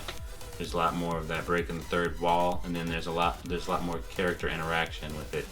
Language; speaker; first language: English; native; English